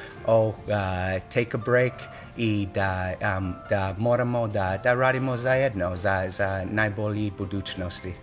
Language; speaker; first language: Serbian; non-native, learner; English